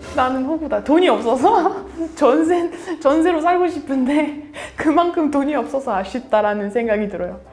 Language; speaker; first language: Korean; non-native, fluent; French